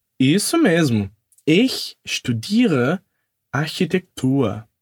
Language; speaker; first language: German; non-native, fluent; Portuguese